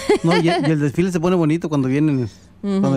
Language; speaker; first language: Spanish; native; Spanish